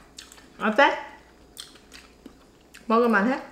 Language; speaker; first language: Vietnamese; native; Vietnamese